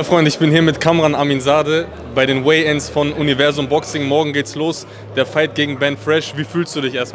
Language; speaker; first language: German; native; German